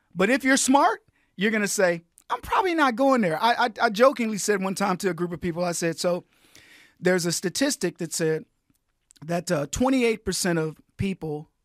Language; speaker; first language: English; native; English